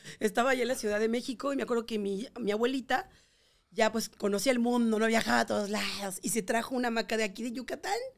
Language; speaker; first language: Spanish; native; Spanish